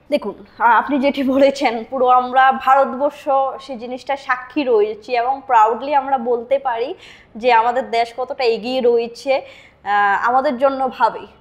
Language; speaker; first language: Bangla; native; Bangla